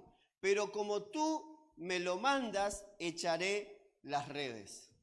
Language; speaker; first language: Spanish; native; Spanish